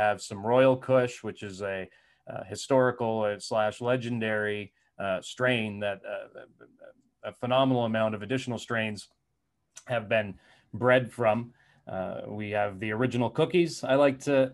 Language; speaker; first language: English; native; English